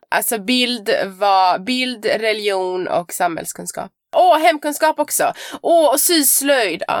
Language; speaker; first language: Swedish; early bilingual, other home language; Persian